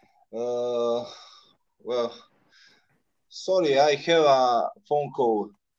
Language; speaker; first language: English; non-native, learner; Serbian